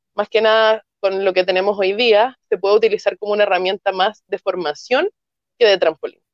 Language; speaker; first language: Spanish; native; Spanish